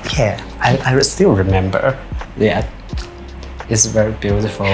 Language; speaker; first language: English; non-native, learner; Chinese